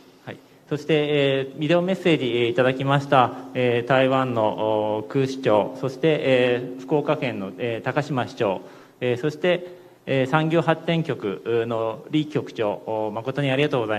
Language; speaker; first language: Japanese; native; Japanese